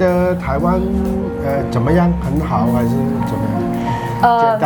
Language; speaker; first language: Chinese; non-native, fluent; Cantonese